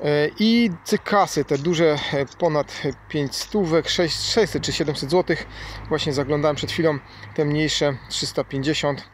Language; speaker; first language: Polish; native; Polish